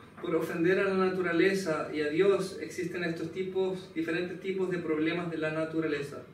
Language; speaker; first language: Spanish; non-native, learner; English